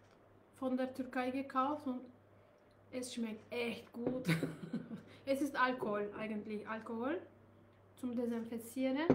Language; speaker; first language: German; non-native, learner; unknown